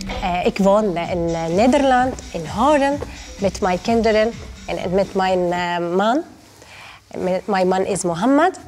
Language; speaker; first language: Dutch; non-native, learner; Arabic